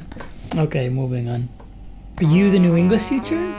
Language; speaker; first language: English; native; English